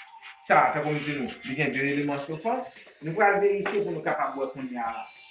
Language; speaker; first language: French; non-native, local second language; Haitian Creole